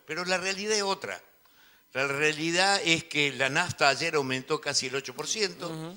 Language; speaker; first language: Spanish; native; Spanish